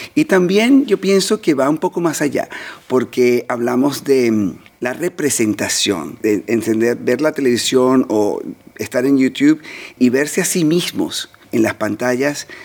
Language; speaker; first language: Spanish; native; Spanish